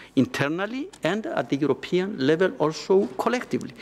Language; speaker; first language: English; non-native, fluent; Greek